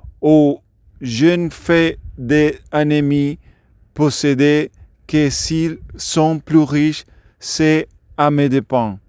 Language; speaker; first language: French; non-native, learner; Spanish